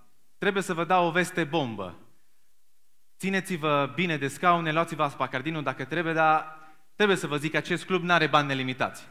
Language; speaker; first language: Romanian; native; Romanian